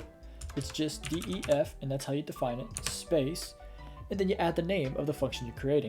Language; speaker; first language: English; native; English